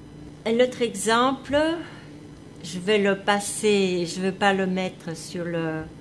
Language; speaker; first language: French; non-native, fluent; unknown